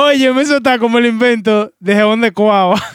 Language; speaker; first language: Spanish; native; Spanish